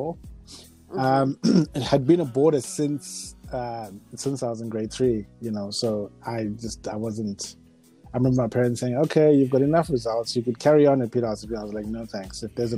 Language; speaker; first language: English; non-native, local second language; Shona